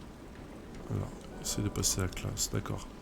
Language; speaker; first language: French; native; French